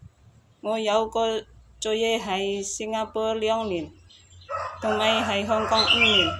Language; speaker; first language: Cantonese; non-native, learner; Indonesian